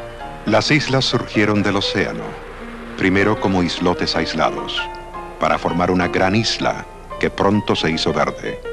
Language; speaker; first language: Spanish; native; Spanish